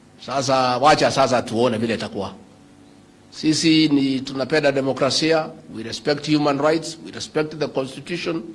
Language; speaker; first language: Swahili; non-native, local second language; Kikuyu